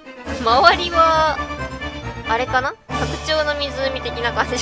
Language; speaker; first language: Japanese; native; Japanese